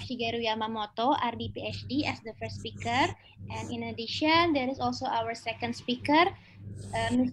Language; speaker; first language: English; non-native, fluent; Indonesian